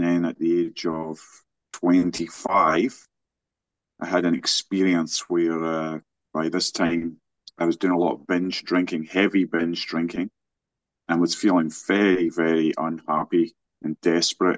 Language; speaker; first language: English; native; English